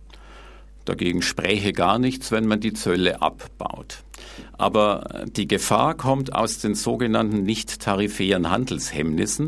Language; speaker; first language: German; native; German